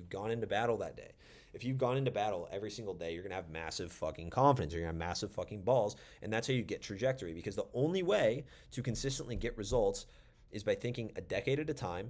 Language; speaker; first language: English; native; English